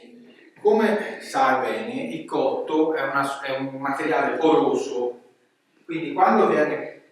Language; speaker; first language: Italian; native; Italian